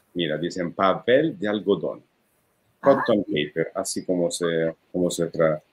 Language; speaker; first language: Spanish; non-native, fluent; Italian